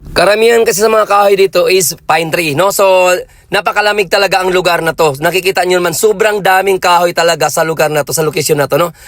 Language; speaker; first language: Filipino; native; Filipino